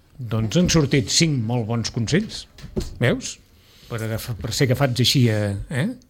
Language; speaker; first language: Catalan; native; Catalan